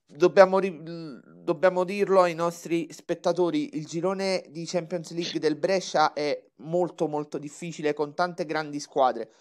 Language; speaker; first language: Italian; native; Italian